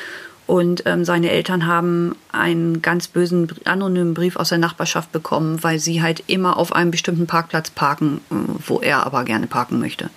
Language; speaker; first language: German; native; German